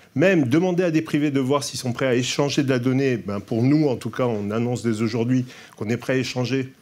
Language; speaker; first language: French; native; French